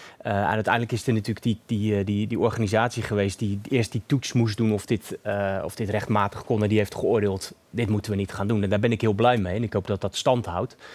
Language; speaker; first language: Dutch; native; Dutch